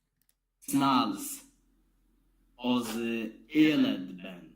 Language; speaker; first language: Hungarian; non-native, learner; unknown